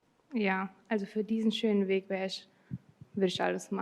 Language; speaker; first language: German; early bilingual, other home language; Turkish